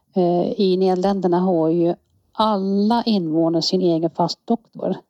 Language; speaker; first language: Swedish; non-native, fluent; Dutch